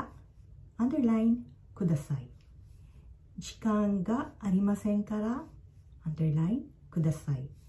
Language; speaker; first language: Japanese; non-native, fluent; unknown